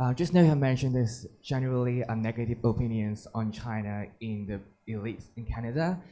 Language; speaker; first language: English; native; English